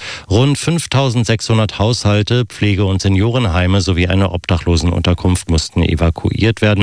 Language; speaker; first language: German; native; German